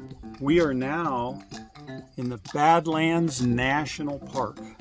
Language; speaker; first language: English; native; English